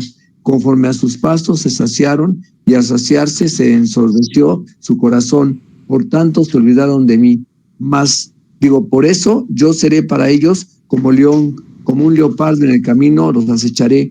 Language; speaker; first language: Spanish; native; Spanish